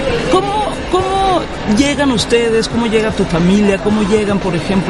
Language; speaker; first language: Spanish; native; Spanish